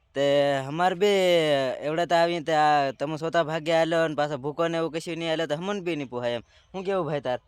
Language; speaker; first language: Gujarati; non-native, local second language; Bhili